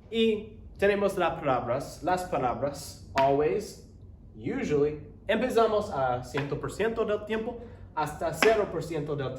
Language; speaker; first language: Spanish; non-native, learner; English